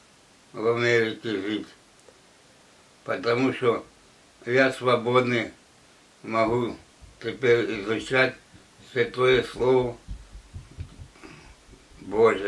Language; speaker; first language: Russian; non-native, local second language; Ukrainian